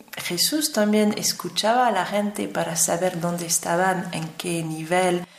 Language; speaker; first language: Spanish; non-native, fluent; French